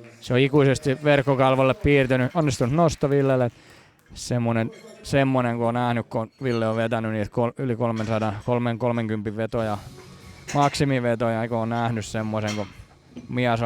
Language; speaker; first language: Finnish; native; Finnish